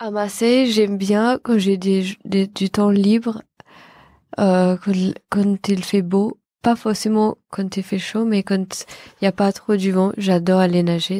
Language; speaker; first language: French; non-native, fluent; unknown